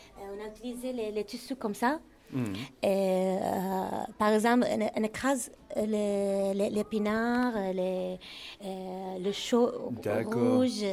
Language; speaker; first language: French; non-native, learner; Arabic